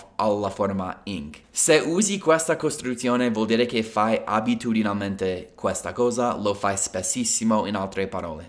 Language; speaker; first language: Italian; non-native, fluent; English